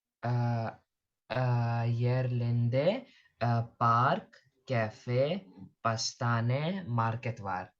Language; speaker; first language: Turkish; non-native, learner; Urdu